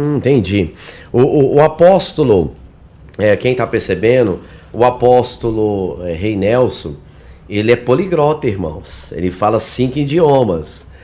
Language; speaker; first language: Portuguese; native; Portuguese